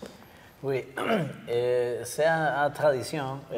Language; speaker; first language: French; non-native, learner; Basque